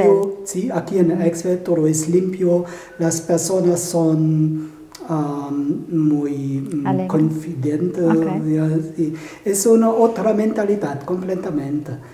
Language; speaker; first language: Spanish; non-native, fluent; German